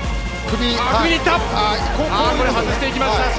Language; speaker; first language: Japanese; non-native, learner; Portuguese